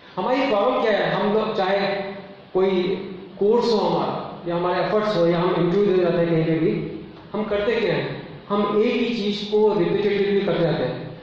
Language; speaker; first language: Hindi; native; Hindi